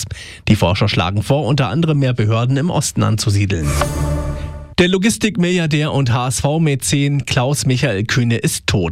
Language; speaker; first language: German; native; German